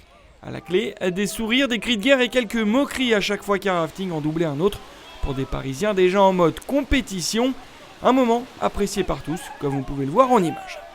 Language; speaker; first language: French; native; French